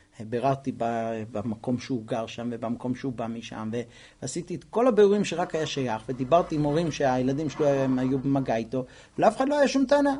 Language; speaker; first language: Hebrew; non-native, fluent; English